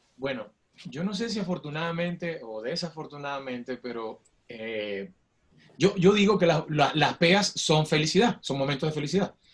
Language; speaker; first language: Spanish; native; Spanish